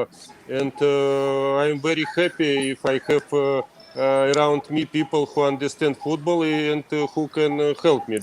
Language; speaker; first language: English; non-native, learner; Russian